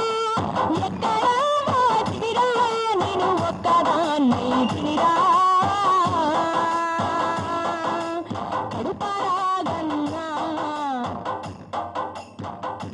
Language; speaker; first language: Telugu; native; Telugu